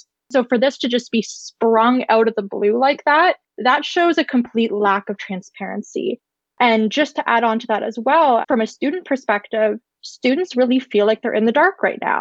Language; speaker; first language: English; native; English